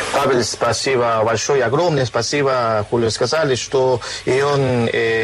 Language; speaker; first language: Russian; non-native, learner; Spanish